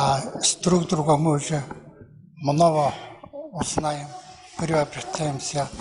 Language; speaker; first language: Russian; non-native, learner; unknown